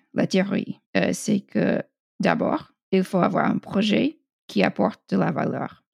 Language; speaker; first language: French; non-native, fluent; English